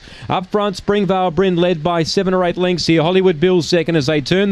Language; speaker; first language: English; native; English